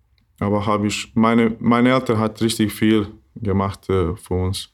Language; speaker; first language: German; non-native, learner; Bosnian